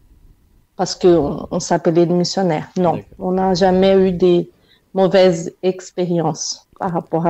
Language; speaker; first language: French; non-native, fluent; Portuguese